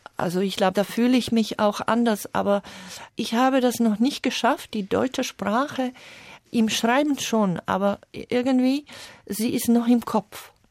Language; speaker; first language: German; non-native, fluent; Slovak